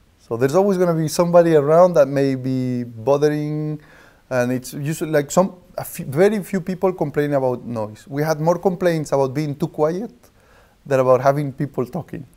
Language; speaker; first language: English; non-native, fluent; Spanish